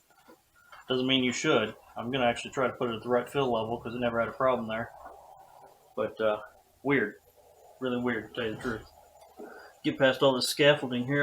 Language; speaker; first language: English; native; English